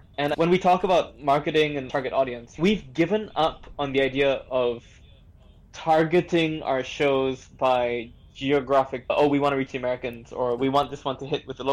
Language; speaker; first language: English; native; English